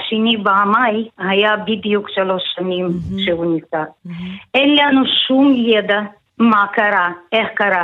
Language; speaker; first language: Hebrew; non-native, fluent; Russian